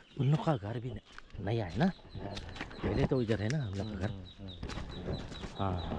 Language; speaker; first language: Hindi; non-native, local second language; Mizo